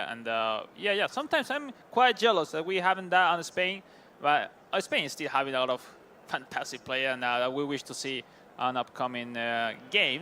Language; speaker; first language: English; non-native, fluent; Spanish